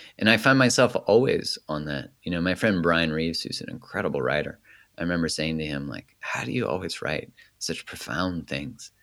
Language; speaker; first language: English; native; English